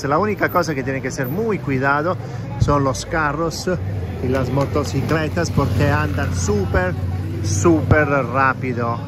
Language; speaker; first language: Spanish; non-native, fluent; Italian